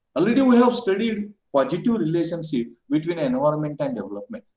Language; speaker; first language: English; non-native, local second language; Marathi